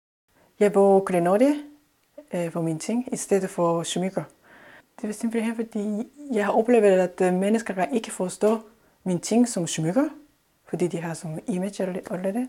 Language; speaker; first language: Danish; non-native, fluent; Japanese